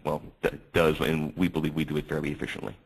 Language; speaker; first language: English; native; English